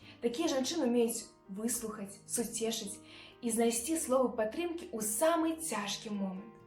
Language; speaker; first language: Belarusian; non-native, local second language; Russian